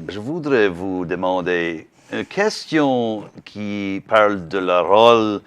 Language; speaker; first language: French; non-native, learner; English